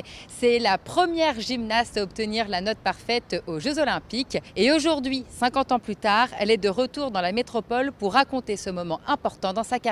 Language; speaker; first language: French; native; French